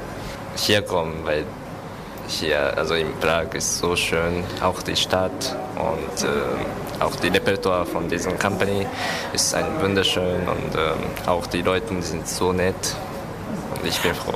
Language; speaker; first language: German; non-native, learner; Japanese